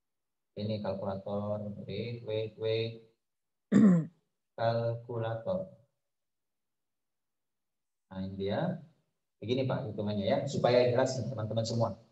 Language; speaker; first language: Indonesian; native; Indonesian